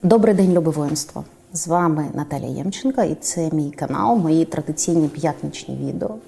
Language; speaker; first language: Ukrainian; non-native, local second language; Russian